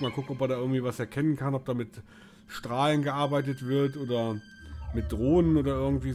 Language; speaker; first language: German; native; German